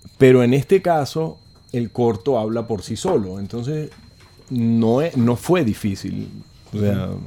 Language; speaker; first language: Spanish; native; Spanish